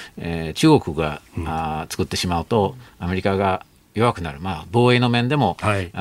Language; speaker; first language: Japanese; non-native, fluent; English